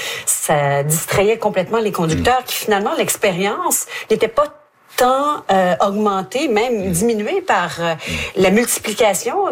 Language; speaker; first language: French; native; French